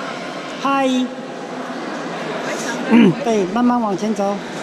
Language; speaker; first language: Chinese; native; Chinese